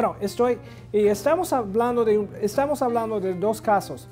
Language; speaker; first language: Spanish; non-native, fluent; English